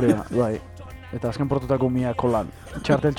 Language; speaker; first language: Basque; native; Basque